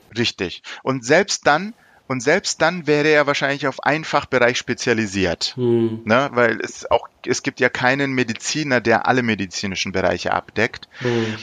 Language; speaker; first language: German; early bilingual, other home language; Turkish